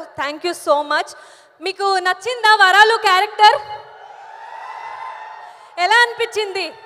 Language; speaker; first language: Telugu; non-native, learner; Kannada